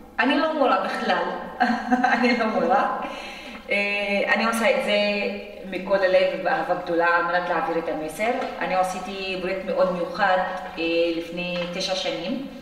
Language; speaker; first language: Hebrew; non-native, local second language; Arabic